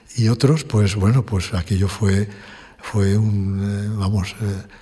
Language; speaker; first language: Spanish; native; Spanish